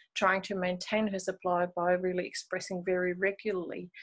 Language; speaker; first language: English; non-native, fluent; German